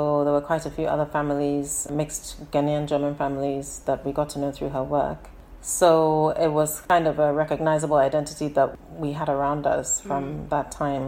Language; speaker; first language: English; native; English